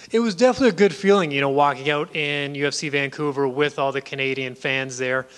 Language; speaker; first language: English; native; English